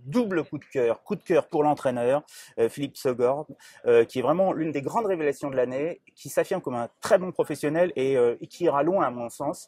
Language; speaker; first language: French; native; French